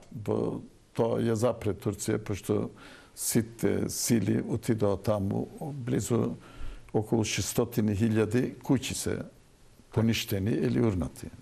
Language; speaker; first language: Macedonian; non-native, local second language; Turkish